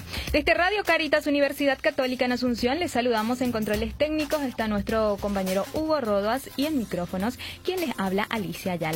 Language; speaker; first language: Spanish; native; Spanish